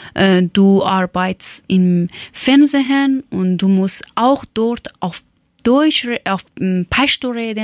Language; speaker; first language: German; non-native, learner; Persian